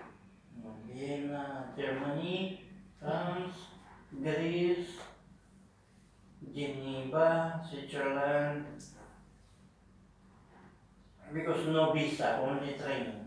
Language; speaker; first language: English; non-native, learner; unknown